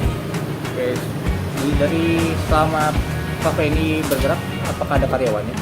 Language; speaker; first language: Indonesian; native; Indonesian